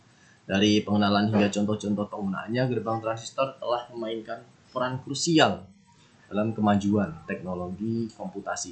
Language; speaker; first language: Indonesian; native; Indonesian